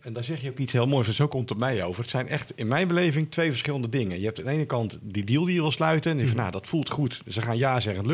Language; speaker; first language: Dutch; native; Dutch